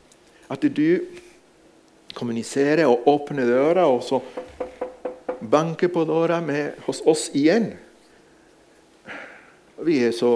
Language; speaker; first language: Norwegian; non-native, fluent; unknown